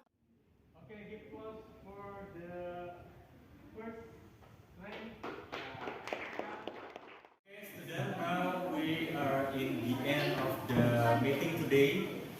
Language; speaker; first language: English; non-native, learner; Indonesian